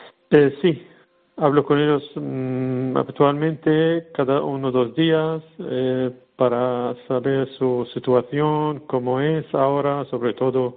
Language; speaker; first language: Spanish; non-native, learner; Arabic